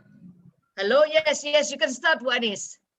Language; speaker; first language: English; non-native, fluent; Indonesian